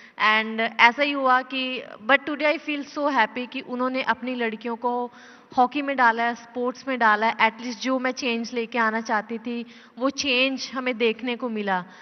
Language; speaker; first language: Hindi; native; Hindi